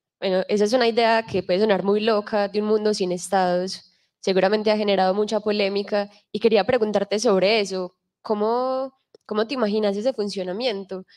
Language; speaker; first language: Spanish; native; Spanish